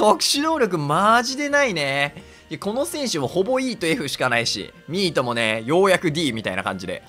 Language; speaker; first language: Japanese; native; Japanese